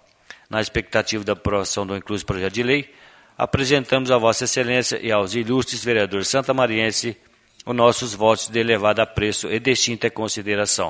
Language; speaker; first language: Portuguese; native; Portuguese